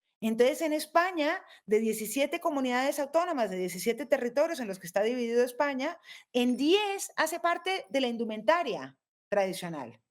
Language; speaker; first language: Spanish; native; Spanish